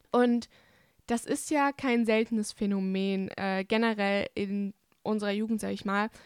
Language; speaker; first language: German; native; German